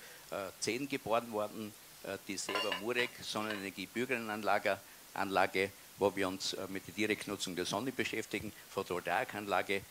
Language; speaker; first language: German; native; German